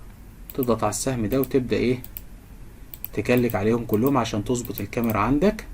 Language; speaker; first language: Arabic; native; Arabic